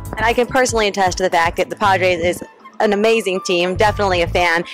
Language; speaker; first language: English; native; English